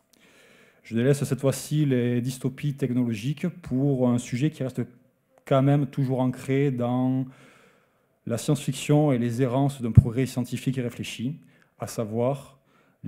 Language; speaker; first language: French; native; French